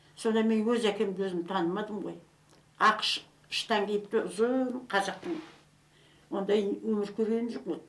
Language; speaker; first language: Kazakh; native; Kazakh